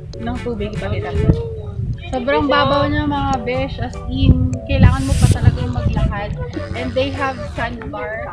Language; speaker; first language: Filipino; non-native, local second language; Pangasinan